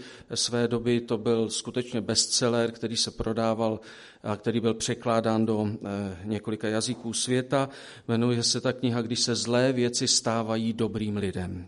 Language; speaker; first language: Czech; native; Czech